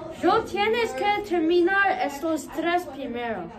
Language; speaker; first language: Spanish; non-native, learner; English